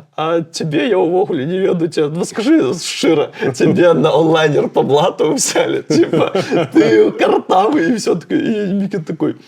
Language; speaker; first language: Russian; native; Russian